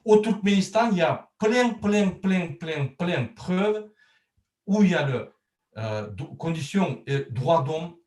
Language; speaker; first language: French; non-native, learner; Turkmen